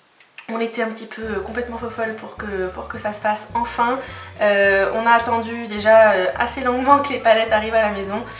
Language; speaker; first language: French; native; French